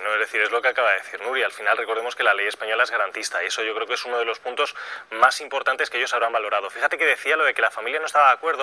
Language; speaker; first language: Spanish; native; Spanish